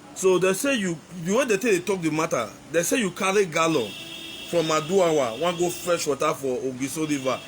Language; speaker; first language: Nigerian Pidgin; non-native, local second language; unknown